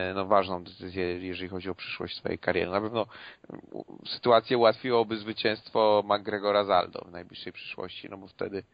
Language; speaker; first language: Polish; native; Polish